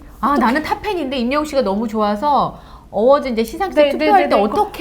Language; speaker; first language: Korean; native; Korean